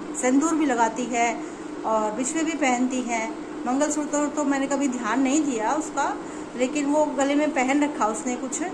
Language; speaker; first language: Hindi; native; Hindi